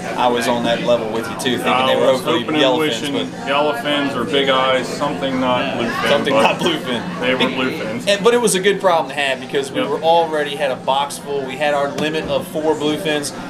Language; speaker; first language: English; native; English